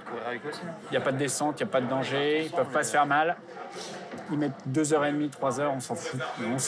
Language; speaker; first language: French; native; French